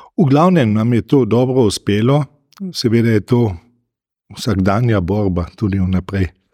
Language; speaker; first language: Slovenian; native; Slovenian